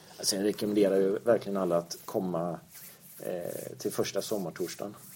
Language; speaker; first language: Swedish; native; Swedish